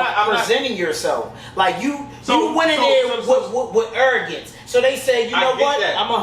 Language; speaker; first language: English; native; English